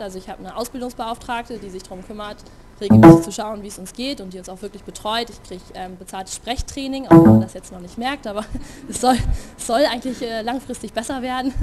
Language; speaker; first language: German; native; German